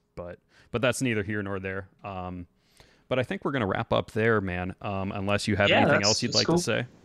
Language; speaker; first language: English; native; English